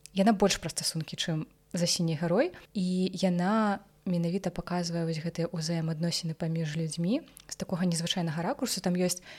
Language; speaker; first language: Belarusian; non-native, local second language; Russian